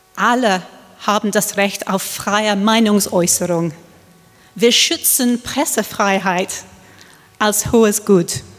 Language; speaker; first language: German; non-native, fluent; English